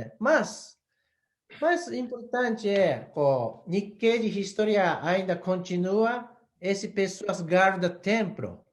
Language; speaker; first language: Portuguese; non-native, learner; Japanese